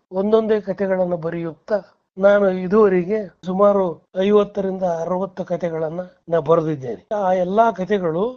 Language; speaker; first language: Kannada; native; Kannada